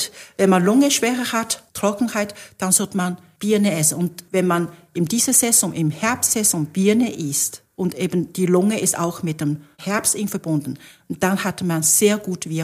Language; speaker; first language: German; non-native, fluent; Chinese